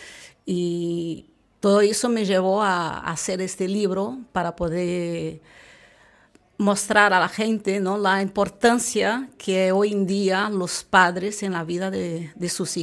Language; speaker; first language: Spanish; non-native, fluent; Portuguese